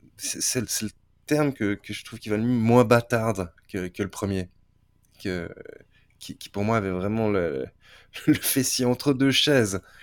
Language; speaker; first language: French; native; French